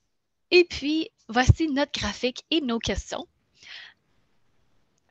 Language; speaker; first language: French; native; French